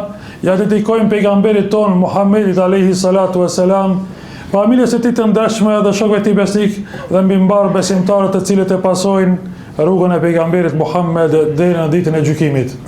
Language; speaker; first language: Albanian; native; Albanian